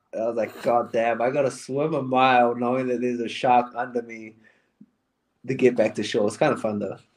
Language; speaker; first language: English; native; English